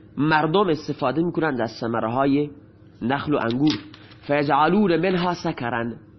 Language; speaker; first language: Persian; non-native, local second language; Baluchi